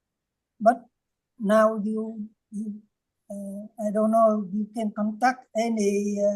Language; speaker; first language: English; non-native, learner; Vietnamese